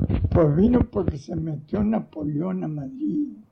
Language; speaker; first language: Spanish; native; Spanish